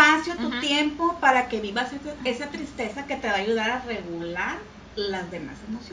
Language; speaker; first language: Spanish; native; Spanish